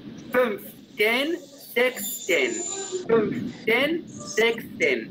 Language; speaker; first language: German; non-native, fluent; Spanish